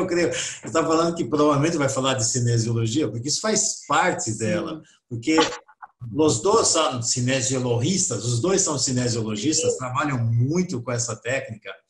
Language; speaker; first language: Spanish; non-native, learner; Portuguese